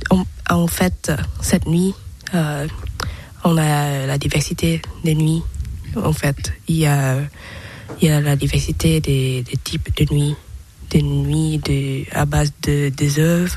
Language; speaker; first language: French; non-native, learner; Thai